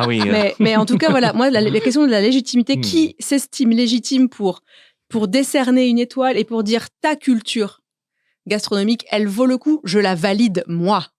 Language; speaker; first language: French; native; French